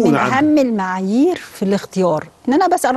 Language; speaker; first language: Arabic; native; Arabic